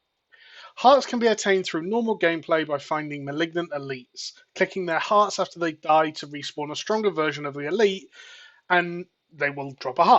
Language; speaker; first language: English; native; English